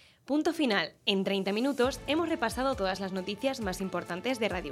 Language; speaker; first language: Spanish; native; Spanish